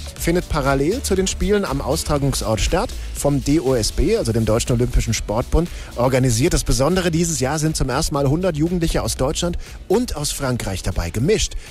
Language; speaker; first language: German; native; German